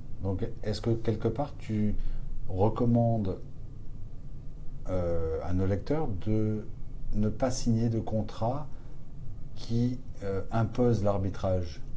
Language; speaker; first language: French; native; French